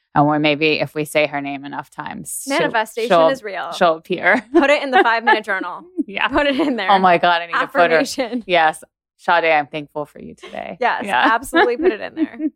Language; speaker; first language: English; native; English